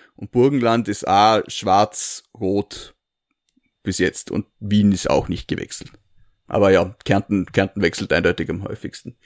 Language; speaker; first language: German; native; German